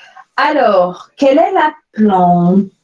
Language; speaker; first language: French; non-native, fluent; Portuguese